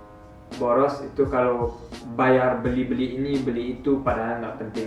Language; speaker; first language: Indonesian; early bilingual, heritage; Indonesian